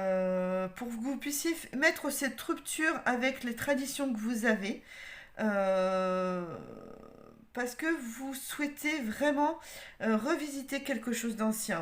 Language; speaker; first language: French; native; French